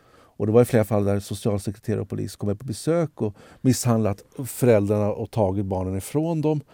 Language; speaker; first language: Swedish; native; Swedish